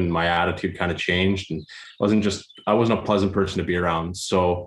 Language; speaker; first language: English; native; English